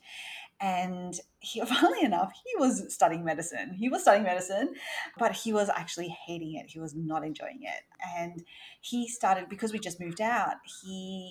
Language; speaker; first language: English; native; English